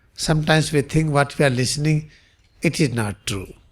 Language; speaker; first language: English; non-native, local second language; Hindi